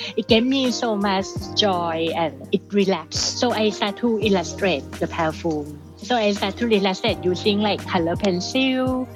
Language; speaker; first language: English; non-native, fluent; Thai